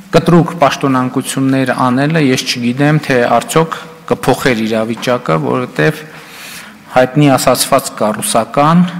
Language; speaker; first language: Armenian; native; Armenian